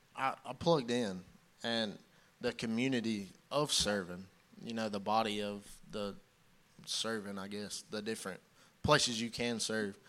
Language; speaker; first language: English; native; English